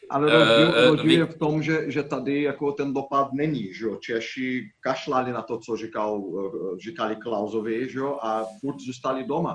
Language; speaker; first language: Czech; non-native, fluent; Portuguese